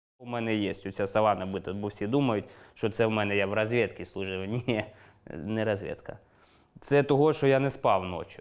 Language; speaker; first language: Ukrainian; non-native, local second language; Russian